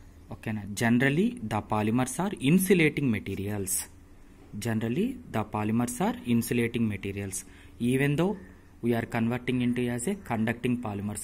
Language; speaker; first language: English; non-native, local second language; Telugu